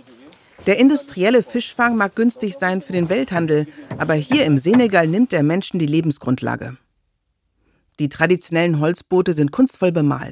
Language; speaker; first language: German; native; German